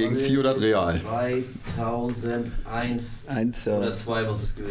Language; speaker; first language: German; native; German